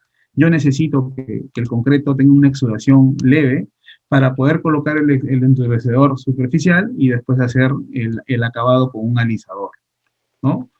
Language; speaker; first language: Spanish; native; Spanish